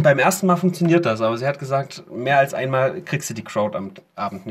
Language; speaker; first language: German; native; German